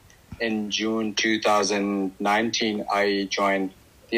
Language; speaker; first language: English; non-native, local second language; Pashto